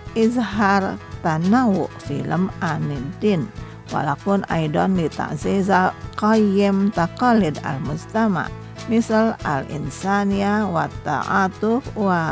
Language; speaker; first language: Arabic; non-native, fluent; Indonesian